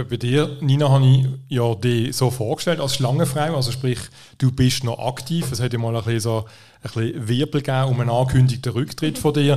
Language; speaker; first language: German; native; German